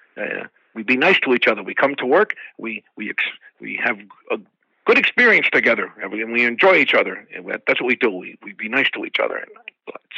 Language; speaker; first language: English; native; English